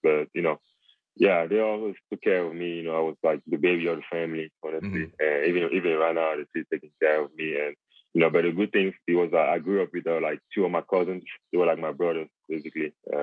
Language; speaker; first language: English; non-native, local second language; French